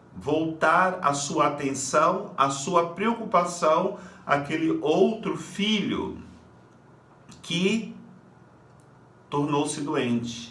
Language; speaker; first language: Portuguese; native; Portuguese